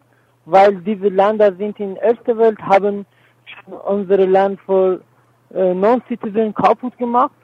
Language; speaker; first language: German; non-native, learner; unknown